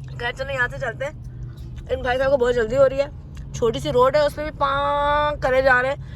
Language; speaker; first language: Urdu; native; Urdu